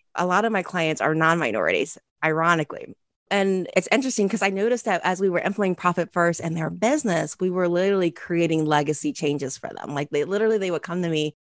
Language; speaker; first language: English; native; English